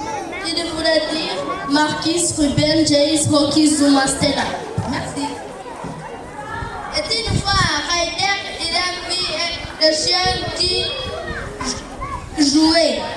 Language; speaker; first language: French; non-native, learner; Kinyarwanda